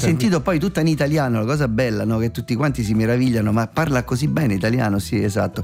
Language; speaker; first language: Italian; native; Italian